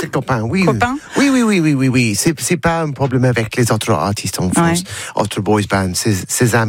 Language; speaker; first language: French; non-native, learner; English